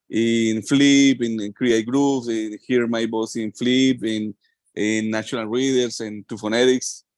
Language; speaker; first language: English; non-native, learner; Spanish